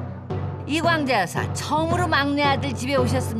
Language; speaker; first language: Korean; native; Korean